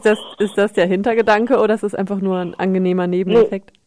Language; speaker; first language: German; native; German